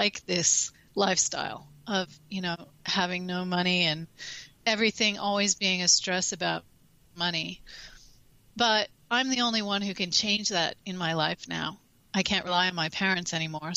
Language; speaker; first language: English; native; English